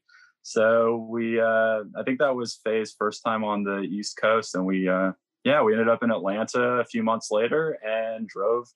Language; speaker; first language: English; native; English